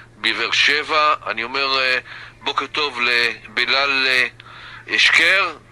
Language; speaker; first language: Hebrew; native; Hebrew